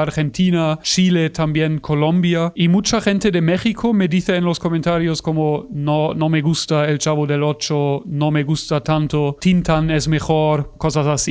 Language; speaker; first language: Spanish; non-native, fluent; German